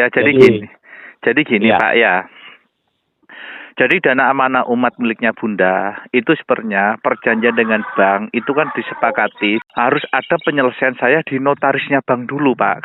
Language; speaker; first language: Indonesian; non-native, local second language; Javanese